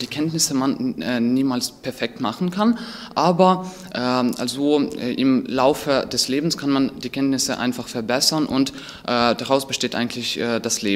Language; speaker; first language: German; non-native, fluent; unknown